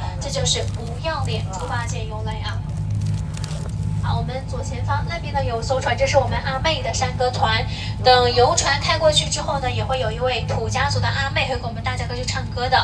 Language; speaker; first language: Chinese; native; Chinese